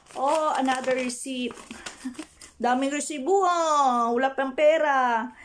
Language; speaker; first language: Filipino; non-native, local second language; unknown